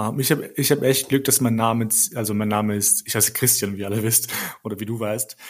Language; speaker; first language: German; early bilingual, other home language; Albanian